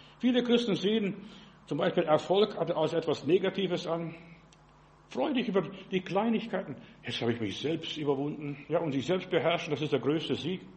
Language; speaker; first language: German; non-native, fluent; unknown